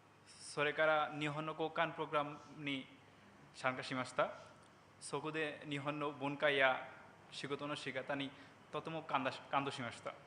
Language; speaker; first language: Japanese; non-native, learner; Bangla